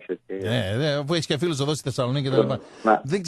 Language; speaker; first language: Greek; native; Greek